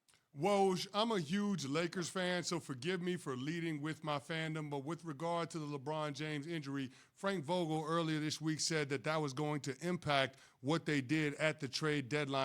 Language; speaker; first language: English; native; English